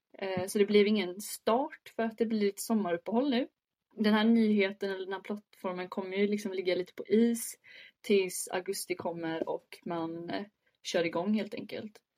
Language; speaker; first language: Swedish; early bilingual, other home language; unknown